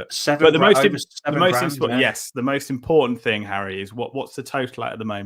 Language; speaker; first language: English; native; English